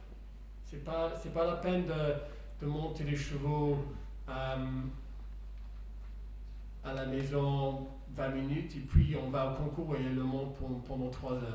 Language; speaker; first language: French; non-native, fluent; English